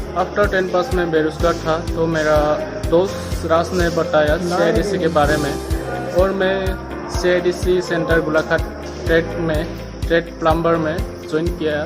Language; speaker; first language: Hindi; non-native, local second language; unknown